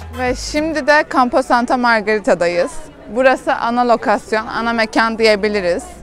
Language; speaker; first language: Turkish; native; Turkish